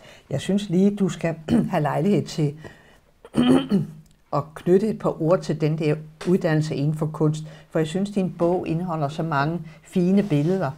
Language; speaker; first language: Danish; native; Danish